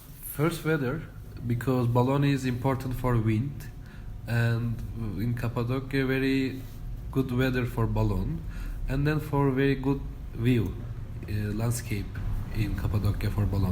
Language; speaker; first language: English; non-native, learner; Turkish